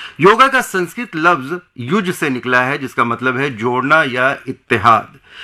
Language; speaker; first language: Urdu; native; Urdu